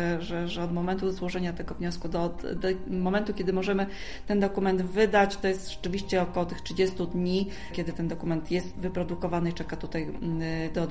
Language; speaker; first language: Polish; native; Polish